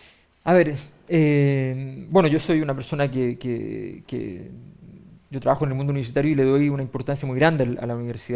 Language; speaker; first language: Spanish; native; Spanish